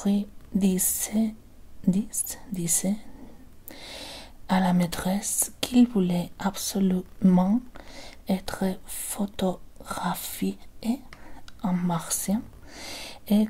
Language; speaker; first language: French; non-native, learner; Spanish